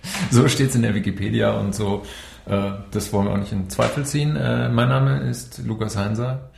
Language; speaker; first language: German; native; German